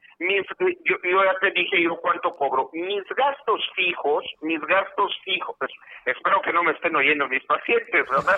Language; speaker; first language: Spanish; non-native, fluent; Haitian Creole